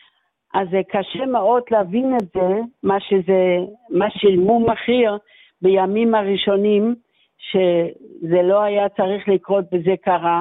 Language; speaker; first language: Hebrew; non-native, fluent; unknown